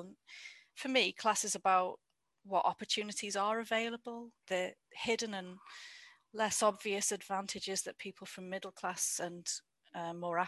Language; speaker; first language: English; native; English